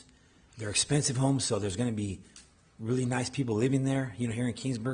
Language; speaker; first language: English; native; English